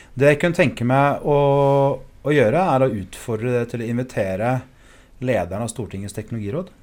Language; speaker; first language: Norwegian; early bilingual, other home language; English